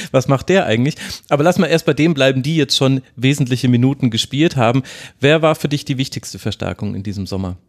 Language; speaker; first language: German; native; German